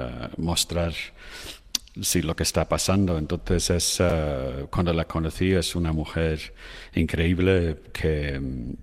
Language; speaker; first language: Spanish; non-native, fluent; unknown